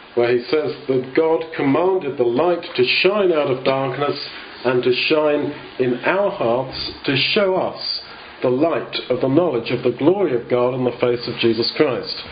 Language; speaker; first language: English; native; English